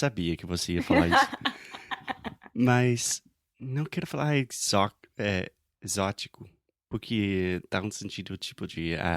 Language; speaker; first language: Portuguese; non-native, fluent; English